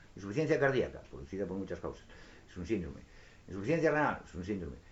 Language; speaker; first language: Spanish; non-native, local second language; Galician